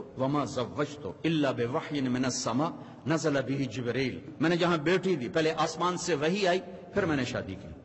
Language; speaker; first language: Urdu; non-native, local second language; Punjabi